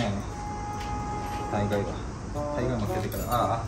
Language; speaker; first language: Japanese; native; Japanese